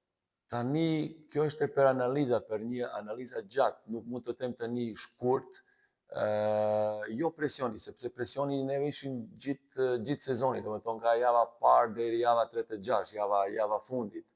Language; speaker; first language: Albanian; non-native, fluent; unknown